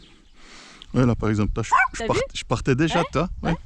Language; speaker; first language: French; native; French